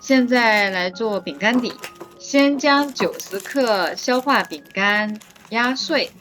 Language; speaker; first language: Chinese; native; Chinese